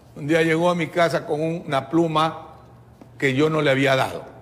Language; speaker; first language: Spanish; native; Spanish